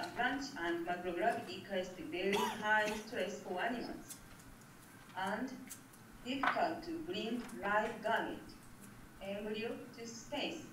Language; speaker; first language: English; non-native, learner; Japanese